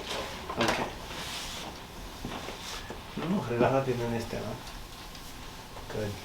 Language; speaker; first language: Spanish; early bilingual, heritage; Spanish